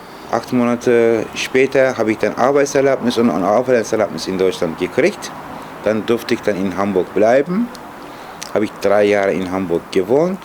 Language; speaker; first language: German; non-native, fluent; Turkish